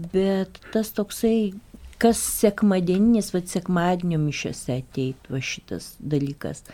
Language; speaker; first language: Lithuanian; native; Lithuanian